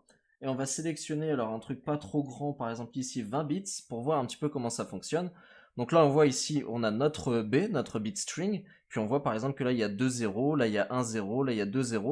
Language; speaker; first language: French; native; French